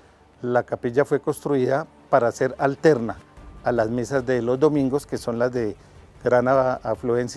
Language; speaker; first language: Spanish; native; Spanish